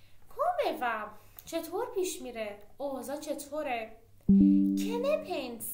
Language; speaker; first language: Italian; non-native, fluent; Persian